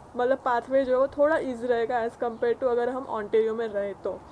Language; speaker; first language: Hindi; non-native, local second language; Gujarati